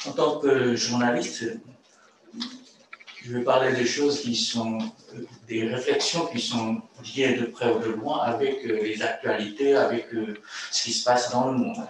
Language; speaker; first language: French; non-native, fluent; Chinese